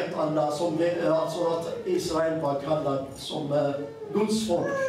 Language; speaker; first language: Swedish; non-native, fluent; Amharic